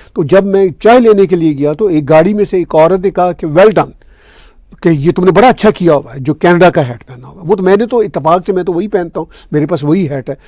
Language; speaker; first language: Urdu; native; Urdu